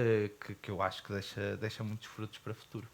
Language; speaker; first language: Portuguese; native; Portuguese